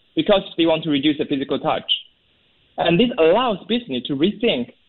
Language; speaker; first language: English; non-native, fluent; Chinese